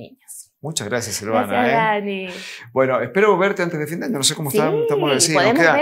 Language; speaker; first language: Spanish; native; Spanish